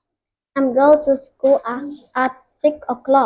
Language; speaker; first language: English; non-native, learner; Vietnamese